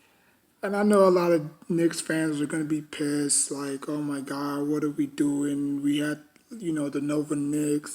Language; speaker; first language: English; native; English